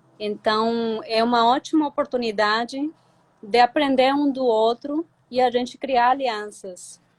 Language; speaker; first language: Portuguese; non-native, fluent; Spanish